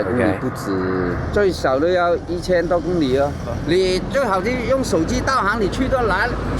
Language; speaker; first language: Chinese; native; Chinese